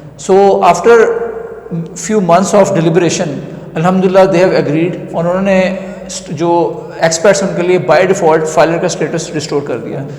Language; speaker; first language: Urdu; native; Urdu